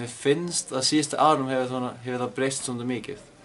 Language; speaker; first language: Icelandic; non-native, learner; Danish